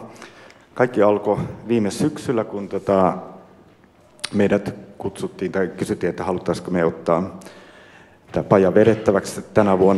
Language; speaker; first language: Finnish; native; Finnish